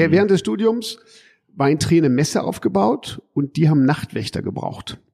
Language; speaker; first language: German; early bilingual, heritage; German